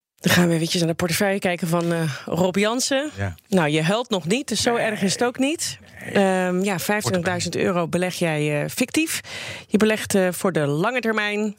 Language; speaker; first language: Dutch; native; Dutch